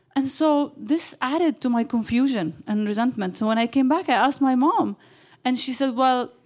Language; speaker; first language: English; early bilingual, other home language; Arabic